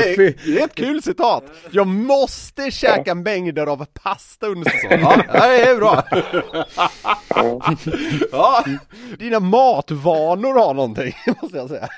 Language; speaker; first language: Swedish; native; Swedish